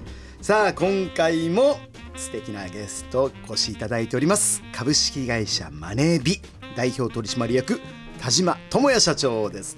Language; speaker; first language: Japanese; native; Japanese